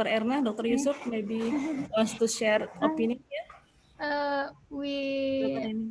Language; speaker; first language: English; non-native, fluent; Indonesian